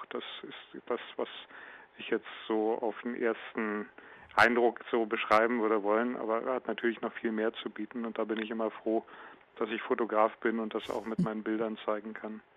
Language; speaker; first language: German; native; German